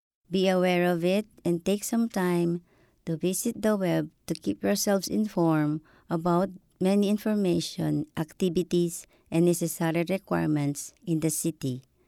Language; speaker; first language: English; non-native, local second language; Filipino